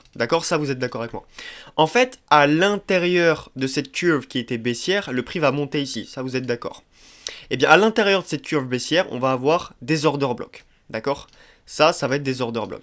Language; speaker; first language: French; native; French